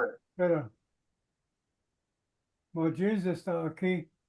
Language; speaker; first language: Spanish; non-native, learner; English